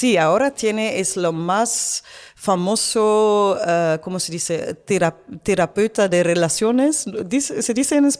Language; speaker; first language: Spanish; non-native, learner; Dutch